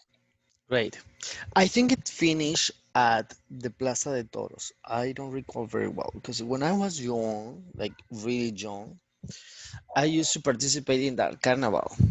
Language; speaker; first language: English; non-native, fluent; Spanish